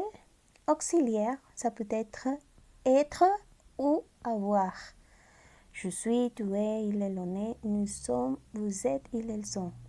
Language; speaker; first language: French; non-native, fluent; Spanish